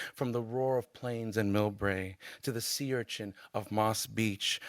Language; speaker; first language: English; native; English